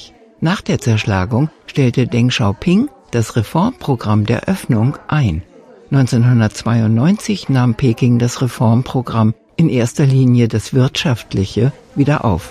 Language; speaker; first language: German; native; German